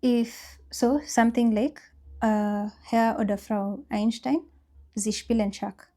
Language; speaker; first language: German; non-native, fluent; English